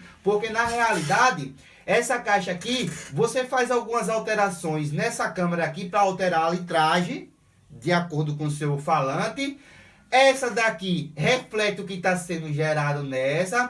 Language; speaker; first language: Portuguese; native; Portuguese